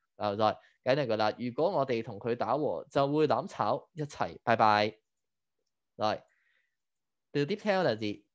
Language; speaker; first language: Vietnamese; non-native, fluent; Cantonese